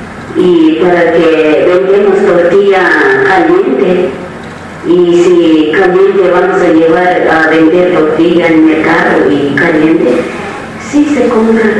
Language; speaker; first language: Spanish; non-native, local second language; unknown